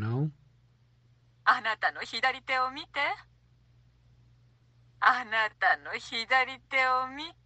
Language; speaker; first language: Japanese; non-native, learner; English